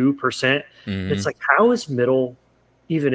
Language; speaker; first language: English; native; English